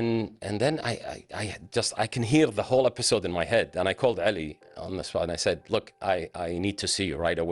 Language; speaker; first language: English; non-native, fluent; Arabic